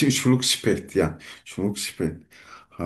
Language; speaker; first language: German; non-native, learner; Turkish